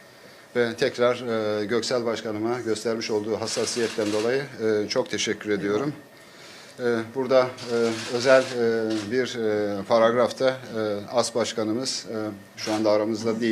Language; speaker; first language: Turkish; native; Turkish